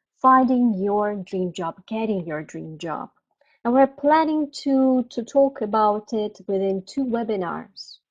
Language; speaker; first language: English; non-native, fluent; Russian